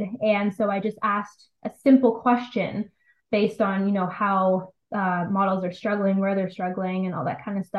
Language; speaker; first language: English; native; English